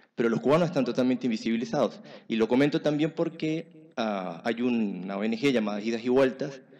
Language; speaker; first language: Spanish; native; Spanish